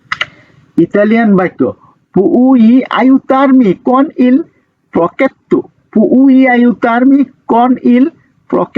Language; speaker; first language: Italian; non-native, learner; Bangla